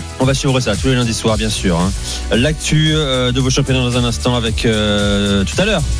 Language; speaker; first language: French; native; French